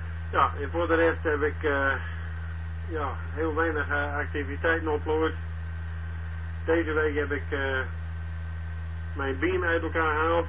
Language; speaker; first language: Dutch; native; Dutch